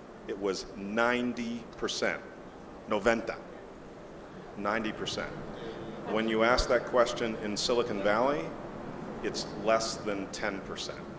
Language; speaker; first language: English; native; English